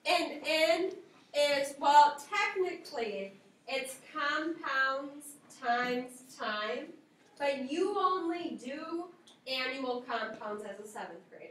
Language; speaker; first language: English; native; English